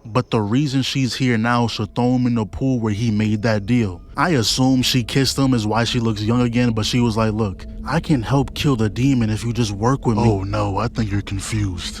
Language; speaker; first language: English; native; English